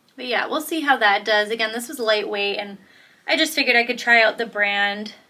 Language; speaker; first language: English; native; English